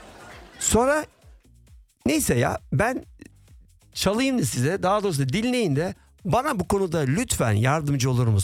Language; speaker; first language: Turkish; early bilingual, heritage; Turkish